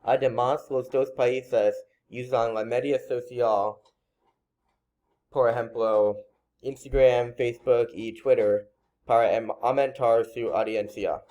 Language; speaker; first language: Spanish; non-native, learner; English